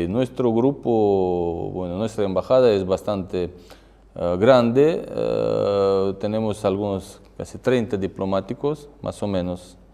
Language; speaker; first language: Spanish; non-native, fluent; Russian